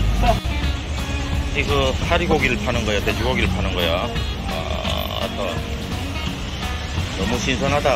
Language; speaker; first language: Korean; native; Korean